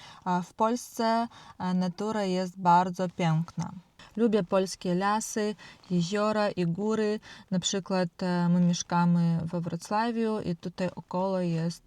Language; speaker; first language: Polish; non-native, learner; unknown